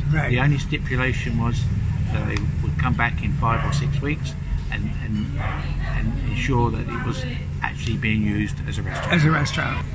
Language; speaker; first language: English; native; English